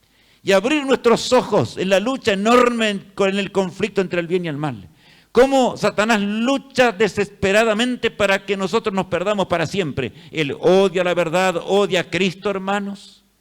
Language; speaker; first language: Spanish; native; Spanish